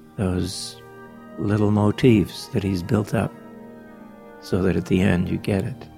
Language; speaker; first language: English; native; English